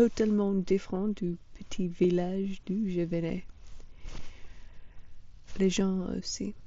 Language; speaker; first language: French; non-native, fluent; English